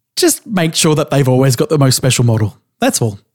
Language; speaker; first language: English; native; English